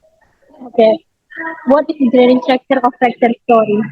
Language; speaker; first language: English; non-native, learner; Indonesian